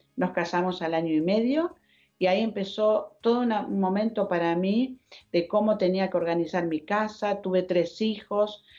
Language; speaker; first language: Spanish; native; Spanish